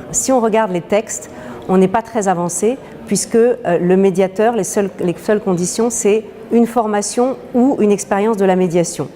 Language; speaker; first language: French; native; French